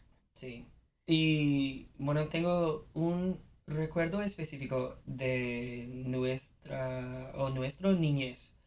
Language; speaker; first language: Spanish; non-native, fluent; English